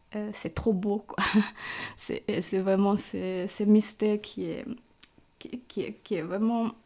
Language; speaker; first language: French; non-native, fluent; Cantonese